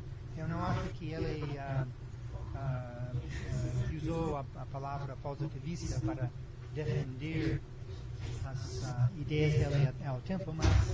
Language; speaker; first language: Portuguese; non-native, learner; English